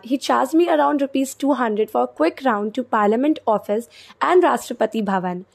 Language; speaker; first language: English; non-native, local second language; Hindi